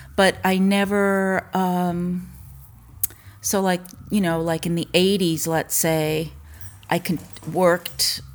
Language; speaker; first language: English; native; English